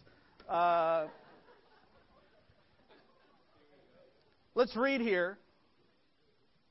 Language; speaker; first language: English; early bilingual, other home language; Spanish